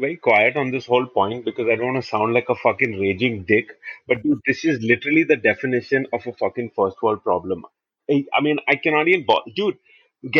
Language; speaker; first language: English; non-native, local second language; Hindi